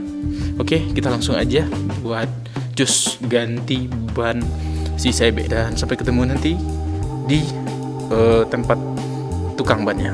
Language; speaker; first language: Indonesian; native; Indonesian